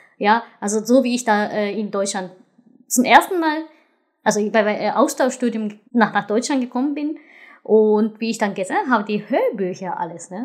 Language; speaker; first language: German; non-native, fluent; Japanese